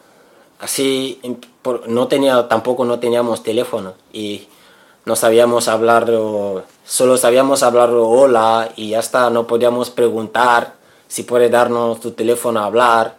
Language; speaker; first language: Spanish; non-native, learner; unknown